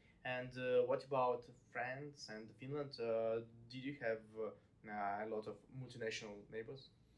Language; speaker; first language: English; non-native, learner; Russian